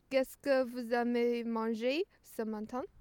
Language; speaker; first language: French; non-native, learner; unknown